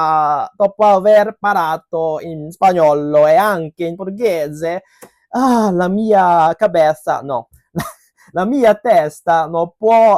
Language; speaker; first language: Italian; non-native, fluent; Cantonese